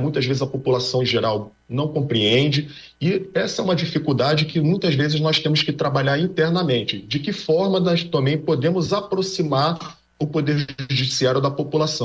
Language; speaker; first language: Portuguese; native; Portuguese